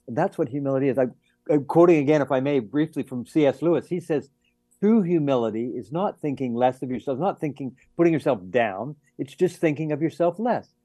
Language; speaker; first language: English; native; English